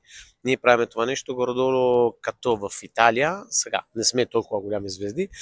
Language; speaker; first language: Bulgarian; non-native, fluent; Italian